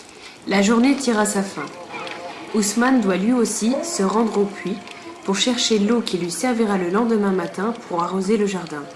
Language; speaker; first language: French; native; French